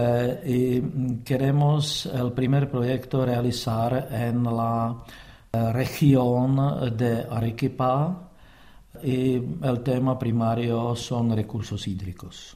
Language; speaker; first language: Spanish; non-native, fluent; Czech